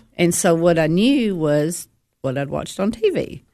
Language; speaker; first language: English; native; English